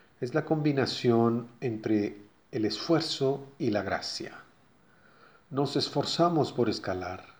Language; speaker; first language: Spanish; native; Spanish